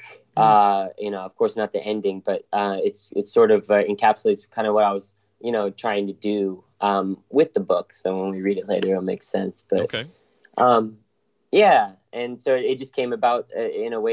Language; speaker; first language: English; native; English